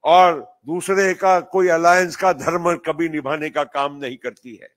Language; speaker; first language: Hindi; non-native, local second language; Marathi